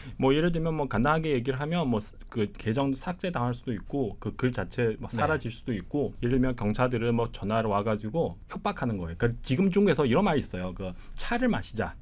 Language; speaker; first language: Korean; non-native, fluent; Chinese